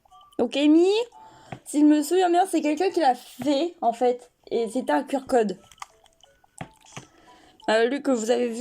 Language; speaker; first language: French; native; French